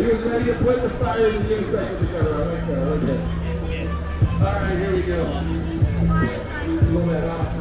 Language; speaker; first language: English; native; English